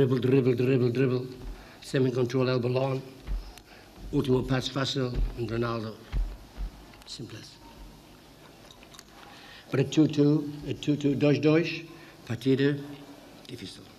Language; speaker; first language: Spanish; non-native, learner; English